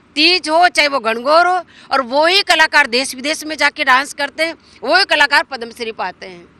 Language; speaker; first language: Hindi; native; Hindi